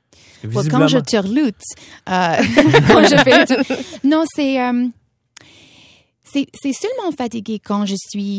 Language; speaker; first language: French; non-native, fluent; English